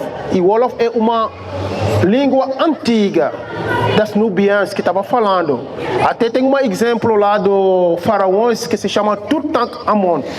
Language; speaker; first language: Portuguese; non-native, fluent; Wolof